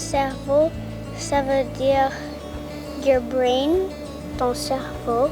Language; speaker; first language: French; native; French